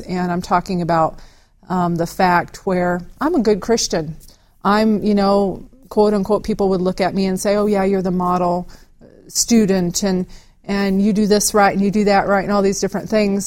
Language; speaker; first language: English; native; English